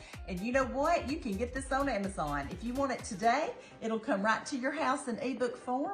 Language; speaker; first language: English; native; English